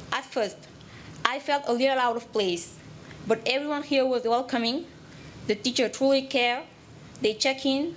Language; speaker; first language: English; non-native, learner; Wolof